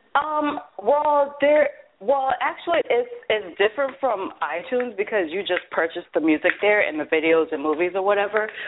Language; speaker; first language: English; native; English